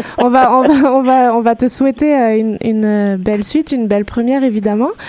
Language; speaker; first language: French; native; French